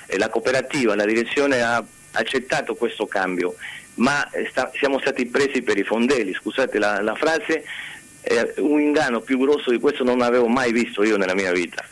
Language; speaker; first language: Italian; non-native, fluent; Spanish